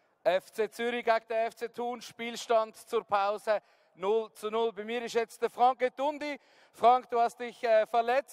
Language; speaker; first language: German; native; German